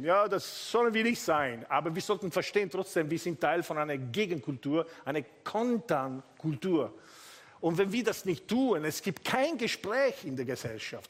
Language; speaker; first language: German; non-native, fluent; Italian